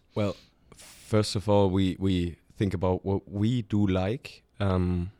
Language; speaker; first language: English; non-native, fluent; German